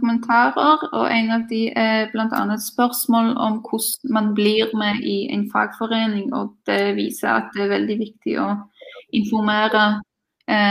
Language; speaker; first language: Norwegian; non-native, fluent; Polish